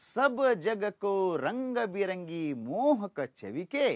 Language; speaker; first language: Hindi; non-native, local second language; Kannada